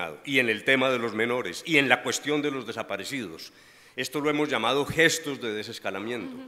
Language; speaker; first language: Spanish; native; Spanish